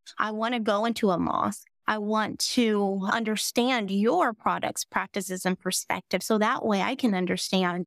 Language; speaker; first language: English; native; English